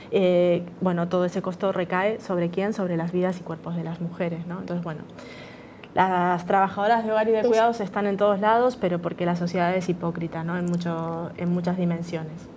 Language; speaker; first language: Spanish; native; Spanish